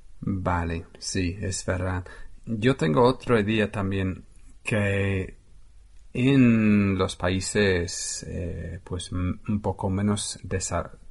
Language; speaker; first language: Spanish; non-native, fluent; English